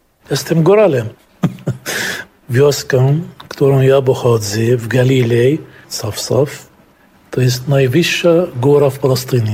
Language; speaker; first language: Polish; non-native, fluent; Arabic